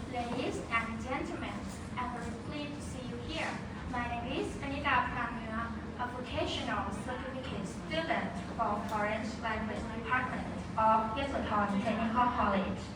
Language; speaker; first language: English; non-native, fluent; Thai